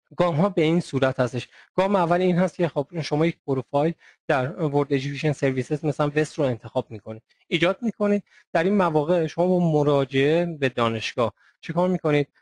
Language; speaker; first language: Persian; native; Persian